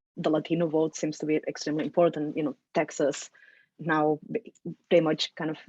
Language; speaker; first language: English; non-native, fluent; Catalan